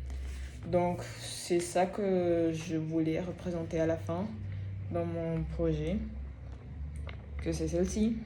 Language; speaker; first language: French; non-native, fluent; Spanish